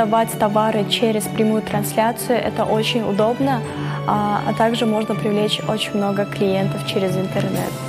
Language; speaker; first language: Russian; non-native, local second language; Kyrgyz